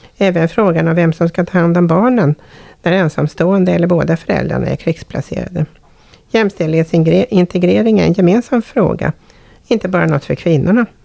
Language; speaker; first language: Swedish; native; Swedish